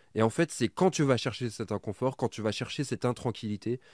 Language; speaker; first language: French; native; French